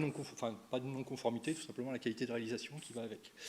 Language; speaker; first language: French; native; French